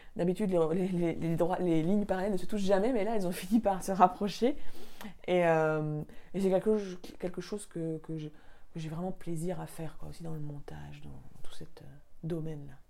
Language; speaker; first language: French; native; French